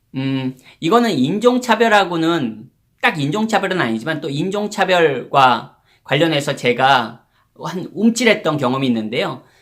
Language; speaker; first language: Korean; native; Korean